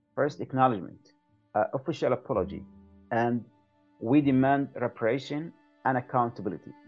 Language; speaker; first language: English; non-native, fluent; Arabic